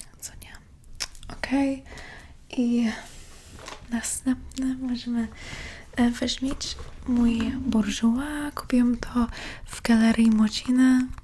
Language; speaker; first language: Polish; early bilingual, heritage; Polish